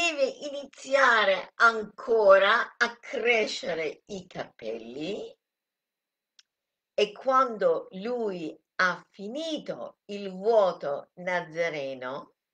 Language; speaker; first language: Italian; non-native, fluent; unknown